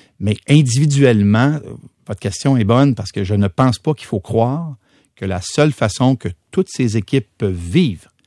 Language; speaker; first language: French; native; French